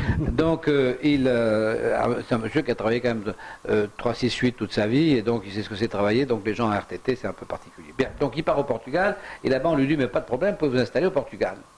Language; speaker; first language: French; native; French